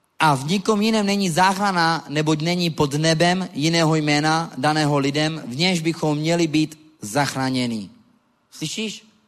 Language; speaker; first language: Czech; non-native, local second language; Romany